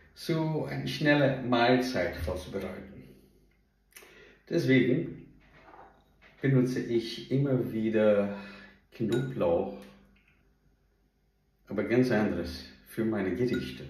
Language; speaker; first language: German; non-native, fluent; Portuguese